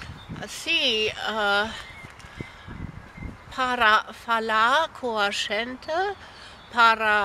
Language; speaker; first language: Galician; non-native, learner; German